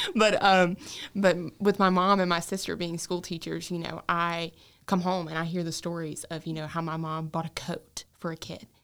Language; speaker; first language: English; native; English